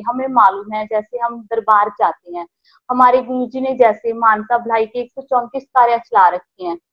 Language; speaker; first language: Hindi; native; Hindi